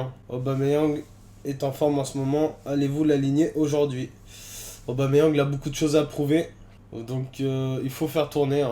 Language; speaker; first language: French; native; French